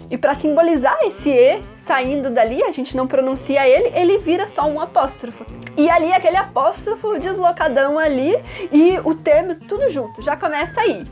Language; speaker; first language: Portuguese; native; Portuguese